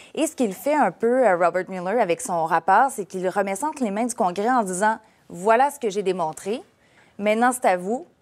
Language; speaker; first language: French; native; French